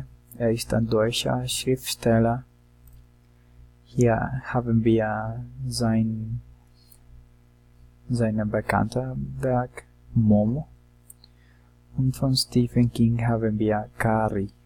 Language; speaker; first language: German; non-native, learner; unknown